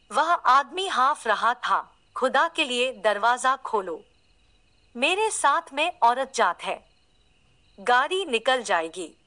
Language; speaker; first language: Hindi; native; Hindi